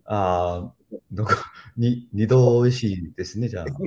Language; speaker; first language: Japanese; native; Japanese